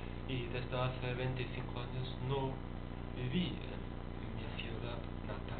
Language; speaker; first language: Spanish; non-native, fluent; German